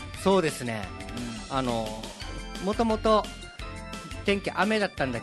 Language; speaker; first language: Japanese; native; Japanese